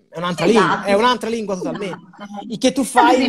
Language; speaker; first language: Italian; native; Italian